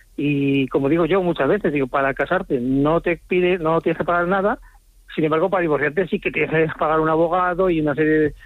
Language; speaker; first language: Spanish; native; Spanish